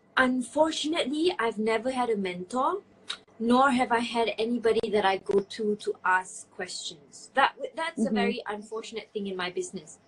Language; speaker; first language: English; non-native, local second language; Malay